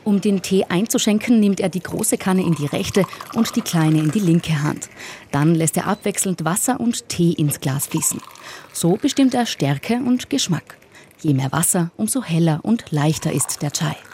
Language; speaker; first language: German; native; German